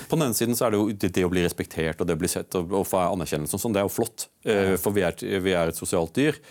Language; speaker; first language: Norwegian; native; Norwegian